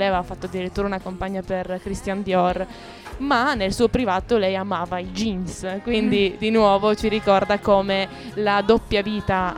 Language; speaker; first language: Italian; native; Italian